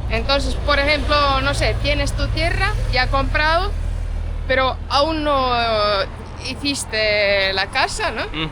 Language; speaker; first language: Spanish; non-native, fluent; Estonian